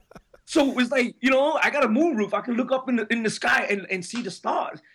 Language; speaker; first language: English; early bilingual, other home language; Spanish